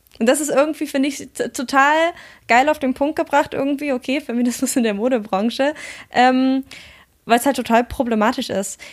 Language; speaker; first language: German; native; German